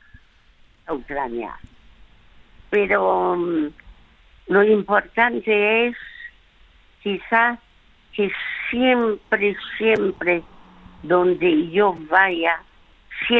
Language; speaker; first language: Spanish; early bilingual, other home language; French